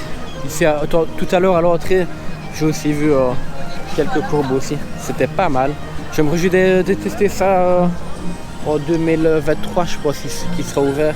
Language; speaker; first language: French; native; French